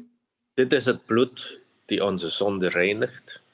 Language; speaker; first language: Dutch; non-native, fluent; Indonesian